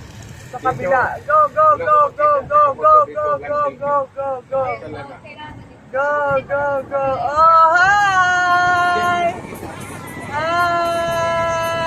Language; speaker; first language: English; non-native, local second language; Filipino